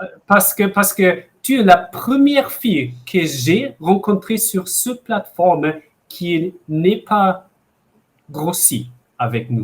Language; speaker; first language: French; early bilingual, heritage; English